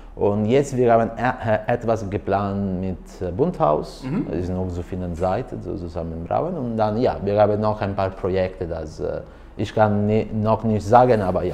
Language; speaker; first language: German; non-native, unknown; Italian